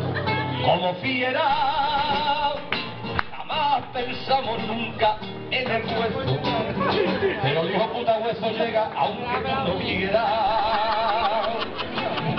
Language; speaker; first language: Spanish; native; Spanish